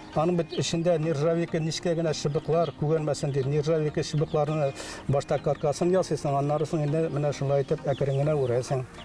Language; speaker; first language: Tatar; native; Tatar